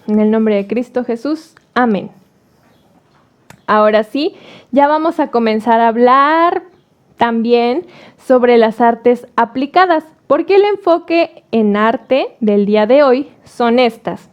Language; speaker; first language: Spanish; native; Spanish